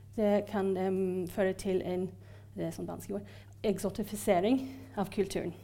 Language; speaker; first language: Norwegian; non-native, fluent; English